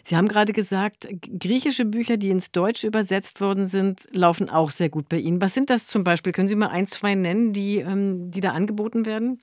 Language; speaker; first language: German; native; German